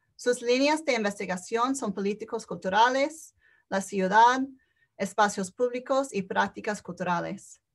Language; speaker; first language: Spanish; non-native, fluent; English